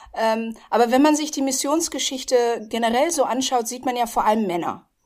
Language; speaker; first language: German; native; German